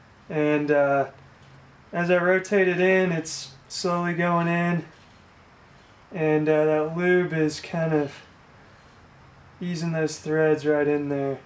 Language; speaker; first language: English; native; English